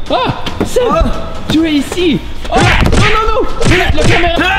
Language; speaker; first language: French; non-native, learner; English